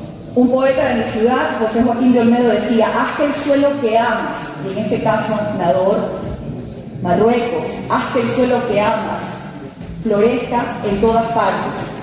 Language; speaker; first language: Spanish; native; Spanish